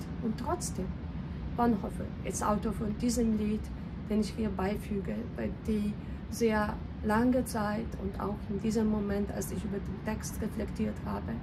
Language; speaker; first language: German; non-native, fluent; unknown